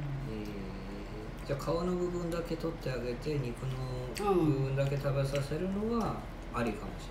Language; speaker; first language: Japanese; native; Japanese